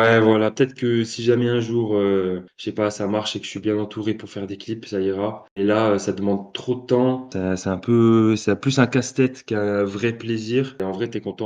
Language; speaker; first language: French; native; French